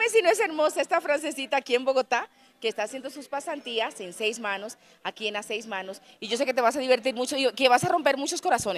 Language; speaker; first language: Spanish; native; Spanish